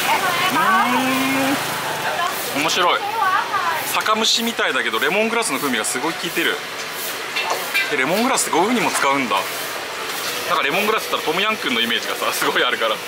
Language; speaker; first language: Japanese; native; Japanese